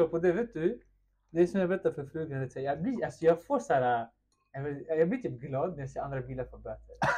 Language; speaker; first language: Swedish; early bilingual, other home language; Russian